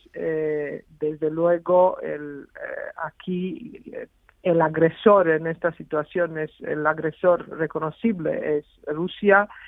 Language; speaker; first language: Spanish; non-native, fluent; Serbian